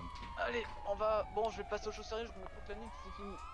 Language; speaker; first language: French; native; French